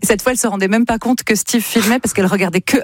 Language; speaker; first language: French; native; French